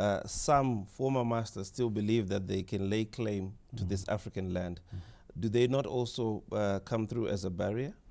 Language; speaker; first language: English; non-native, local second language; Shona